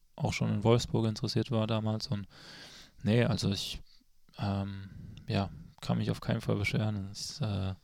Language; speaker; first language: German; native; German